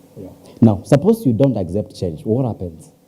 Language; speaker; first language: English; non-native, local second language; Swahili